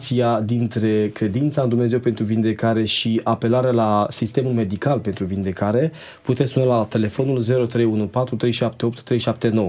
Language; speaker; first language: Romanian; native; Romanian